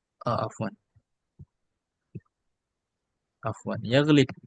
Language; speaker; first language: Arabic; non-native, fluent; Indonesian